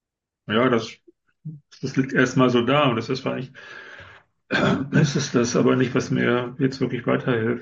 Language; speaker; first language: German; native; German